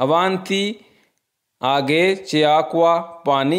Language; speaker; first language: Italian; non-native, learner; Urdu